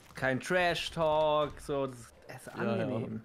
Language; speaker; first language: German; native; German